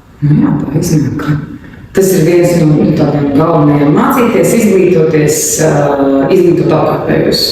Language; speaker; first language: Latvian; non-native, local second language; Russian